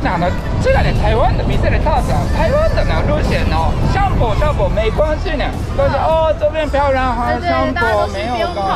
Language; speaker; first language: Chinese; non-native, learner; Japanese